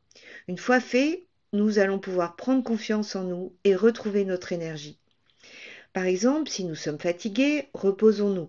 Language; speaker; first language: French; native; French